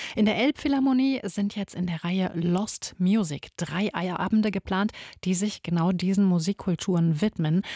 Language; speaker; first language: German; native; German